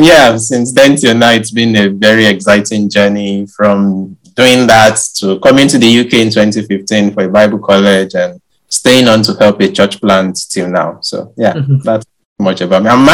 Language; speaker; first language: English; non-native, local second language; Yoruba